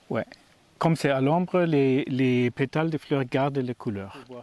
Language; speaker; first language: French; non-native, learner; German